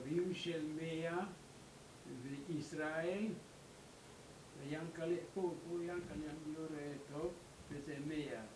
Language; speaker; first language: Hebrew; non-native, learner; German